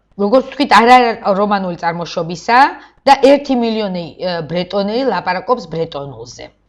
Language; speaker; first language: Georgian; native; Georgian